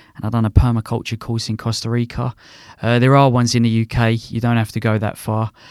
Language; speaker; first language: English; native; English